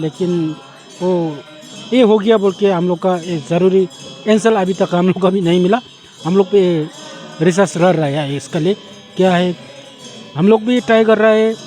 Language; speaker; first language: Hindi; non-native, learner; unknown